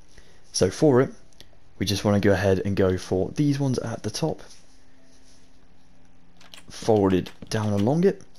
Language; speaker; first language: English; native; English